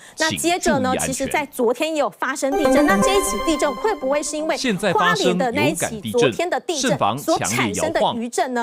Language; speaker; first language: Chinese; native; Chinese